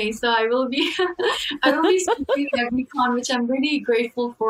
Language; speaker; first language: English; non-native, local second language; Urdu